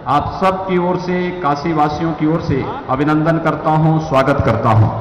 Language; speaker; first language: Hindi; native; Hindi